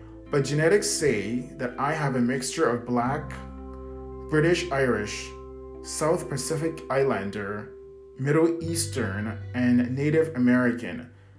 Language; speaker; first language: English; native; English